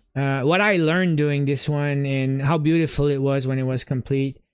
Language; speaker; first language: English; native; English